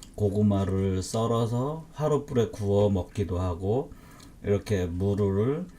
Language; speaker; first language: Korean; native; Korean